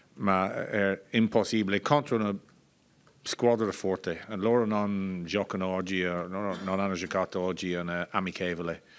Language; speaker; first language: Italian; non-native, learner; English